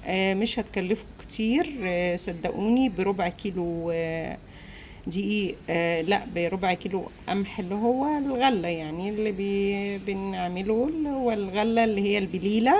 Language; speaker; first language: Arabic; native; Arabic